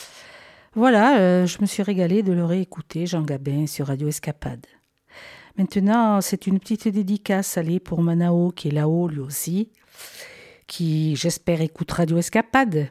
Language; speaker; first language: French; native; French